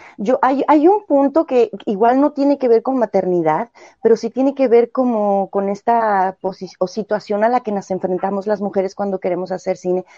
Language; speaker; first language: Spanish; native; Spanish